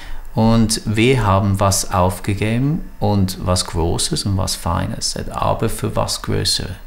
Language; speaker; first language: German; non-native, fluent; English